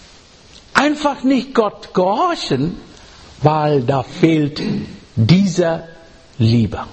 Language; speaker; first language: German; non-native, learner; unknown